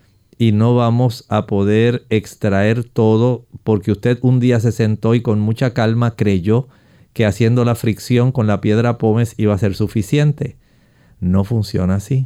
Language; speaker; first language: Spanish; native; Spanish